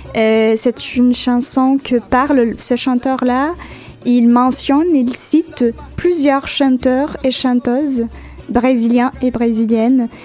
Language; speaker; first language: French; non-native, fluent; Portuguese